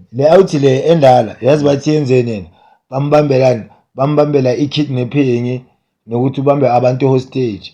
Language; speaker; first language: Zulu; native; Zulu